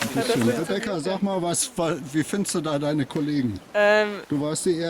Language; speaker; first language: German; native; German